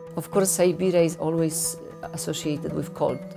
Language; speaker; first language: English; non-native, fluent; Polish